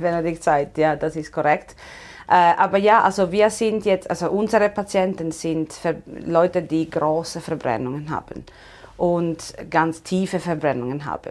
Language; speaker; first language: German; non-native, fluent; Italian